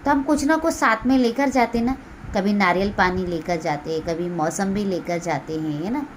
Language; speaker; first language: Hindi; non-native, local second language; Marathi